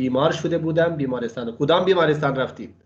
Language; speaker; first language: Persian; non-native, fluent; Urdu